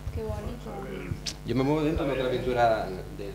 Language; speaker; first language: Spanish; native; Spanish